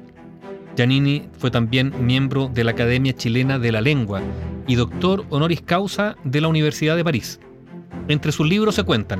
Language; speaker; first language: Spanish; native; Spanish